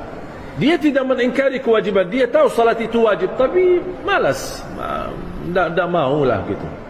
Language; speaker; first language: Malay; non-native, fluent; Arabic